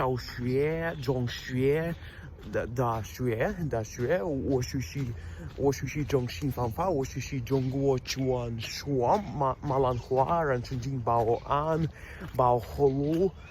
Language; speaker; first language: Chinese; non-native, learner; Russian